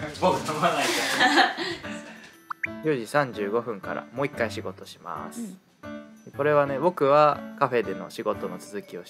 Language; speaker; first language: Japanese; native; Japanese